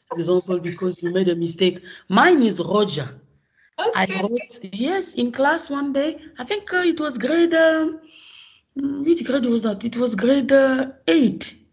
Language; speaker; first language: English; non-native, fluent; French